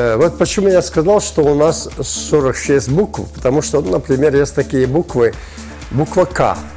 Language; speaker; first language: Russian; non-native, local second language; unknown